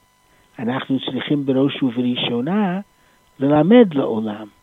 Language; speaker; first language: Hebrew; non-native, fluent; English